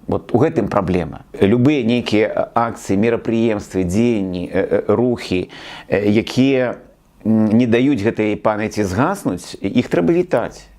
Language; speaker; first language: Belarusian; native; Belarusian